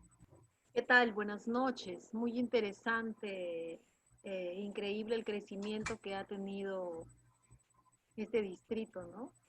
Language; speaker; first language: Spanish; native; Spanish